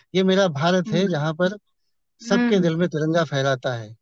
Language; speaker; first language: Hindi; native; Hindi